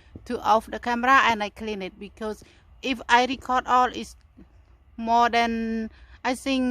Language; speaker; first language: English; non-native, fluent; Khmer